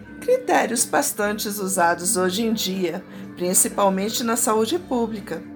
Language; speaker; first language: Portuguese; native; Portuguese